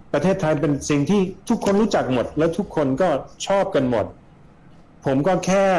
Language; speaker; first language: Thai; early bilingual, other home language; Swedish